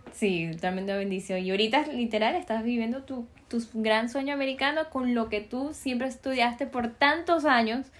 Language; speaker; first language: Spanish; native; Spanish